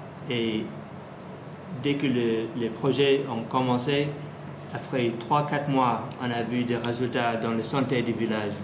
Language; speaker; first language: French; non-native, fluent; English